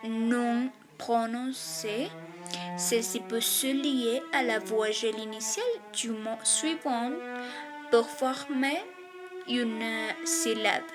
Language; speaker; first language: French; non-native, fluent; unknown